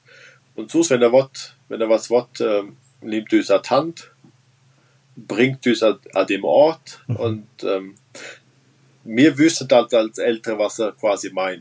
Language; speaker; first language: German; non-native, local second language; Romansh